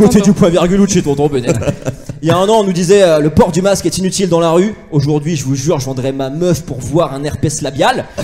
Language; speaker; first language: French; native; French